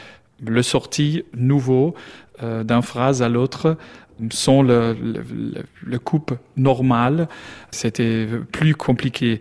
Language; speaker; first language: French; non-native, learner; German